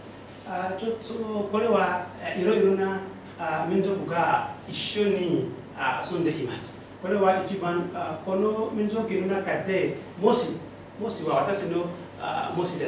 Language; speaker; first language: Japanese; non-native, learner; Mossi